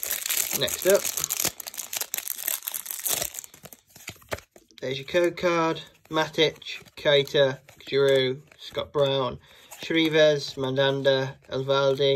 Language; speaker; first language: English; native; English